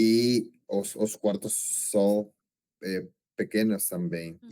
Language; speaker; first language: Portuguese; non-native, learner; Spanish